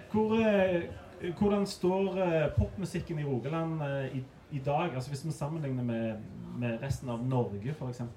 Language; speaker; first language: Norwegian; native; Norwegian